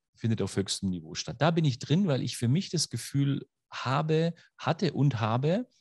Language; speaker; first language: German; native; German